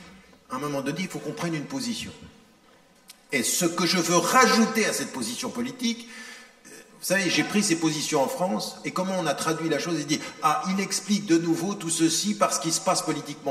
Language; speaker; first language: French; native; French